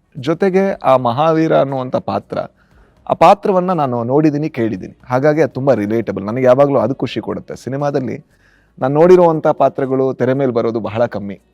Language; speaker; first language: Kannada; native; Kannada